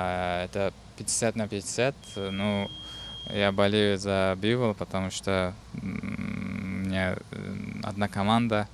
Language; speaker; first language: Russian; non-native, fluent; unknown